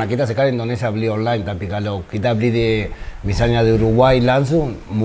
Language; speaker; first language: Indonesian; non-native, fluent; Spanish